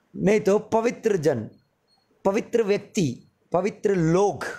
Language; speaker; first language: Hindi; non-native, local second language; Malayalam